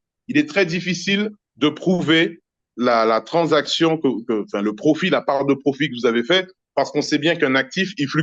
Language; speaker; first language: French; native; French